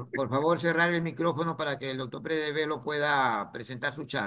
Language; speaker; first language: Spanish; native; Spanish